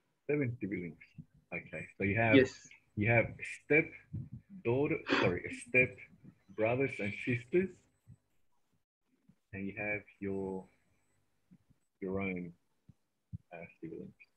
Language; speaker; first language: English; non-native, fluent; Spanish